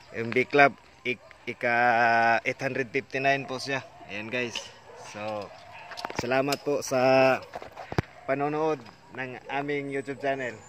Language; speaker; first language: Filipino; non-native, local second language; Cebuano